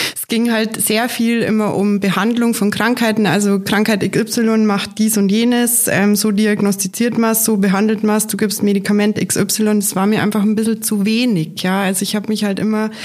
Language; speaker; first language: German; native; German